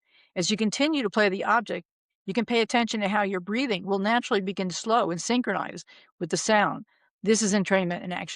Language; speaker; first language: English; native; English